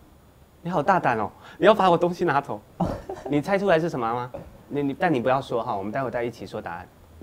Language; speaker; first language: Chinese; native; Chinese